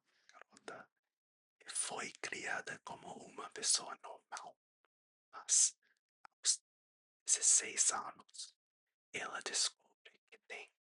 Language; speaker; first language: Portuguese; non-native, learner; English